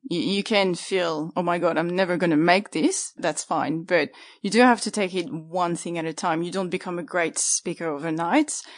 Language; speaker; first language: English; non-native, fluent; French